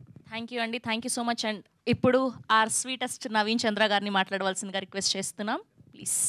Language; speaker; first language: Telugu; native; Telugu